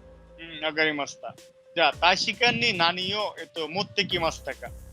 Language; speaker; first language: Japanese; non-native, fluent; Bangla